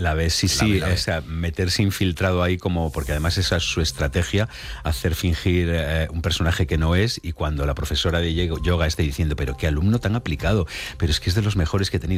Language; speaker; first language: Spanish; native; Spanish